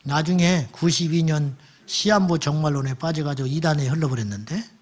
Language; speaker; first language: Korean; native; Korean